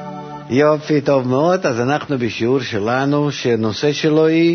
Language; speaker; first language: Hebrew; non-native, fluent; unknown